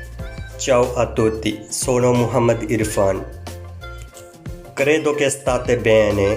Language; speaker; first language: Italian; non-native, learner; Urdu